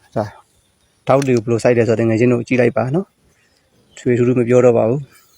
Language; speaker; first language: Burmese; native; Burmese